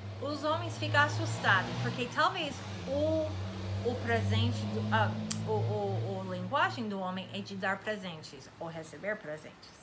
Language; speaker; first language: Portuguese; non-native, fluent; English